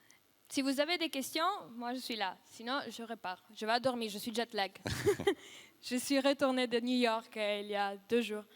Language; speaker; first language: French; non-native, fluent; Russian